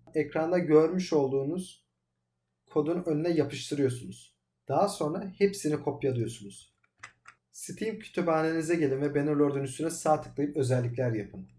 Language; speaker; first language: Turkish; native; Turkish